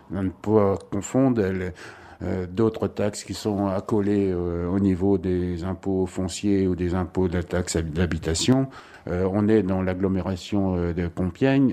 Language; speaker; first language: French; native; French